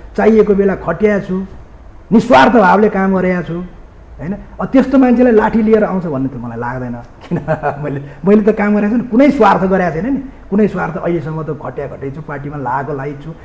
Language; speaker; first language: Nepali; non-native, local second language; Newari